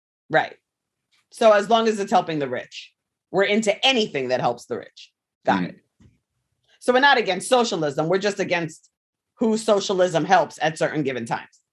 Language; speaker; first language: English; native; English